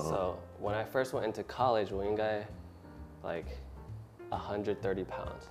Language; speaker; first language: English; early bilingual, other home language; Chinese